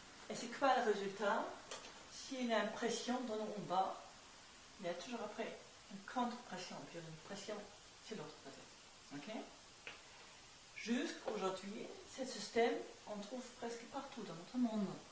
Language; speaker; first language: French; non-native, fluent; German